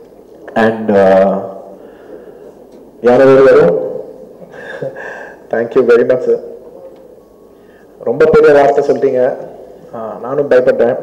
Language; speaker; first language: Tamil; non-native, local second language; Telugu